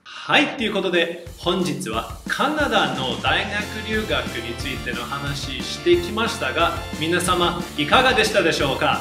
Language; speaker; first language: Japanese; non-native, fluent; English